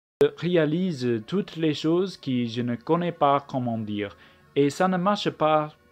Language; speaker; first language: French; non-native, learner; English